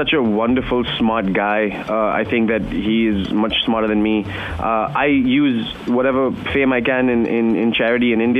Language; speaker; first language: English; non-native, local second language; Hindi